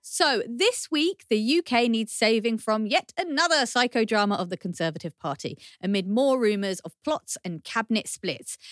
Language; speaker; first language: English; native; English